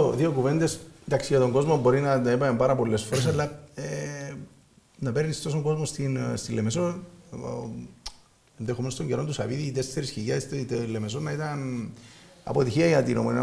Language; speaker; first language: Greek; native; Greek